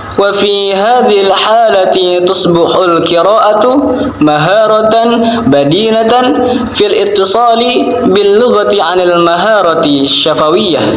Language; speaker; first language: Arabic; non-native, learner; Indonesian